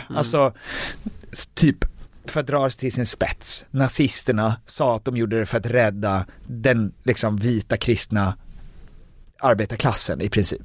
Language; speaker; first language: Swedish; native; Swedish